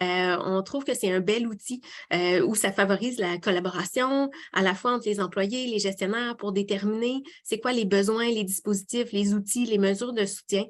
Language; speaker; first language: French; native; French